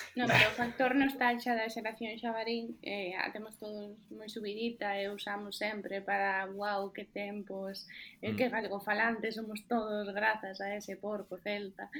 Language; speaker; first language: Galician; native; Galician